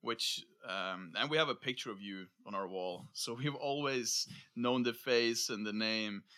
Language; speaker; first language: English; non-native, fluent; Norwegian